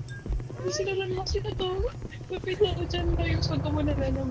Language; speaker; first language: Filipino; native; Filipino